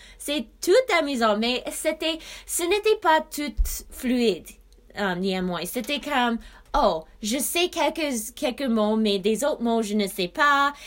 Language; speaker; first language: French; non-native, learner; English